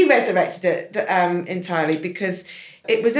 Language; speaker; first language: English; native; English